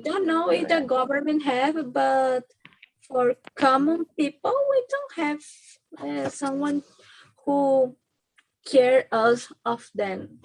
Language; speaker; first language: English; non-native, learner; Spanish